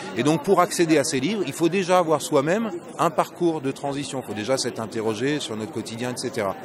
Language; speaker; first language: French; native; French